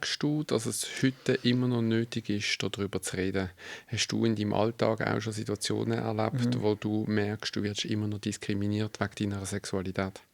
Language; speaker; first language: German; native; German